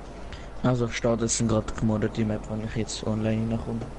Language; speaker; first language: German; native; German